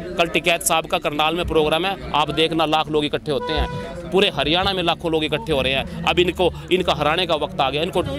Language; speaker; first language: Hindi; native; Hindi